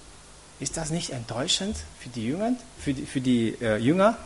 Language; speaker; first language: German; non-native, fluent; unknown